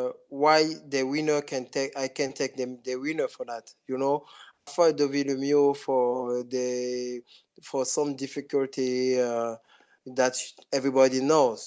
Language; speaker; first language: English; non-native, fluent; French